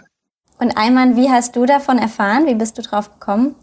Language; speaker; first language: German; native; German